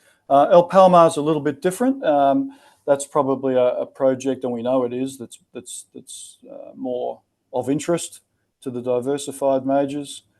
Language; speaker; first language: English; native; English